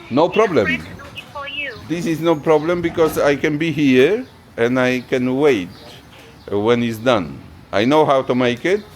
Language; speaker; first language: English; non-native, learner; Polish